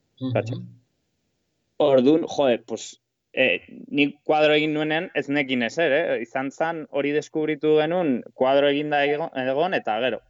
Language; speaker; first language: Basque; non-native, local second language; Spanish